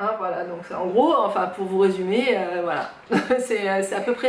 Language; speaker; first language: French; native; French